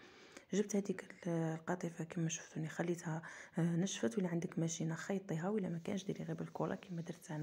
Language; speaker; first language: Arabic; native; Arabic